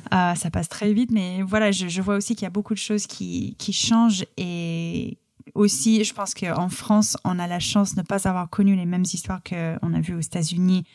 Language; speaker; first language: French; non-native, fluent; English